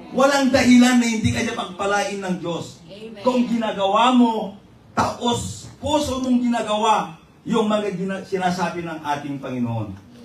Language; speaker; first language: Filipino; non-native, local second language; Iloko